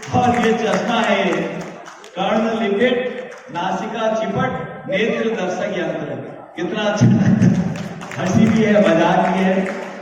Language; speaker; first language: Hindi; native; Hindi